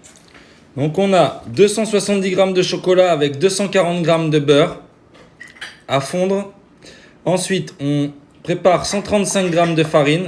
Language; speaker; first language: French; native; French